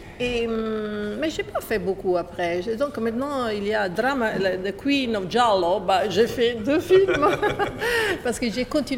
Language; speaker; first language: French; non-native, fluent; Italian